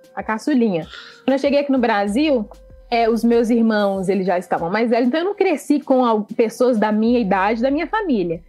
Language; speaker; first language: Portuguese; early bilingual, other home language; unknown